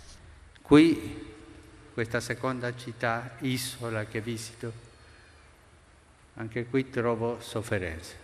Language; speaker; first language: Italian; non-native, fluent; Spanish